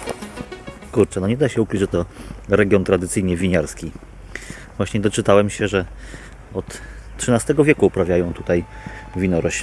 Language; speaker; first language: Polish; native; Polish